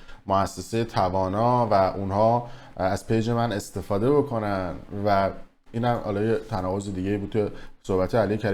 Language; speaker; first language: Persian; native; Persian